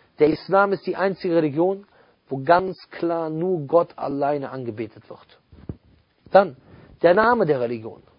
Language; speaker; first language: German; native; German